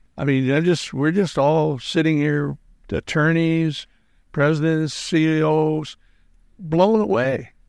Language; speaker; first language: English; native; English